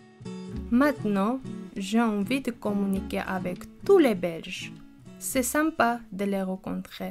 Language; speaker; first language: French; non-native, learner; Armenian